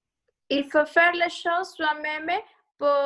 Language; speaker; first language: French; non-native, learner; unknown